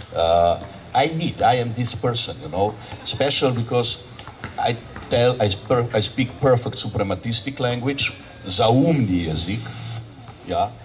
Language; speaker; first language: English; non-native, learner; Slovenian